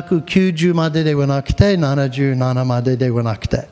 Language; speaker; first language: Japanese; non-native, fluent; English